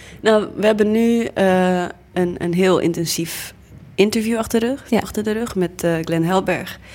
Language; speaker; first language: Dutch; early bilingual, other home language; English